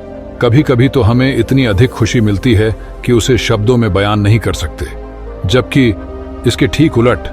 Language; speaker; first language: Hindi; native; Hindi